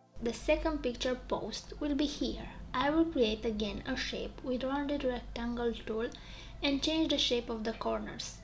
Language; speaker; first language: English; non-native, fluent; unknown